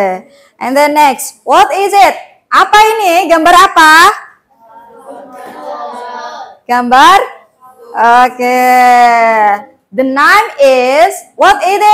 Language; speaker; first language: English; non-native, learner; Indonesian